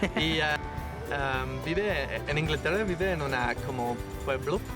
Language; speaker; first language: Spanish; non-native, learner; English